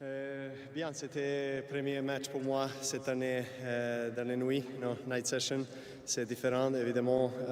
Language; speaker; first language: French; non-native, fluent; Serbian